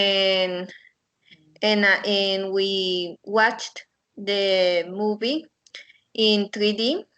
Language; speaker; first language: English; non-native, learner; Spanish